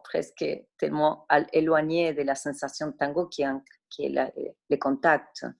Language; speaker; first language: French; non-native, fluent; Spanish